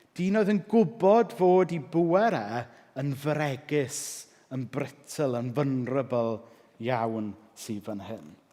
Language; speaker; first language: Welsh; native; Welsh